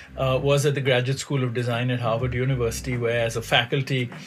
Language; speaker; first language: English; non-native, local second language; Hindi